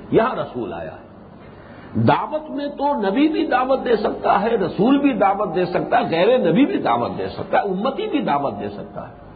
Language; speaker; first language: Urdu; native; Urdu